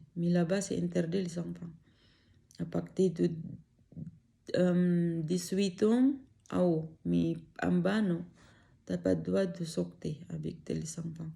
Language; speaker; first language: French; non-native, learner; Filipino